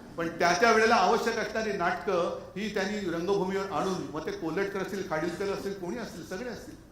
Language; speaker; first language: Marathi; native; Marathi